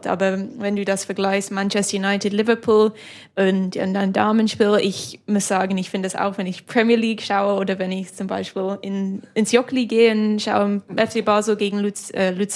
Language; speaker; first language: German; non-native, fluent; English